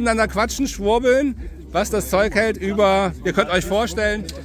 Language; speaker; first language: German; native; German